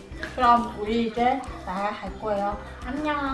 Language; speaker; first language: Korean; non-native, learner; Vietnamese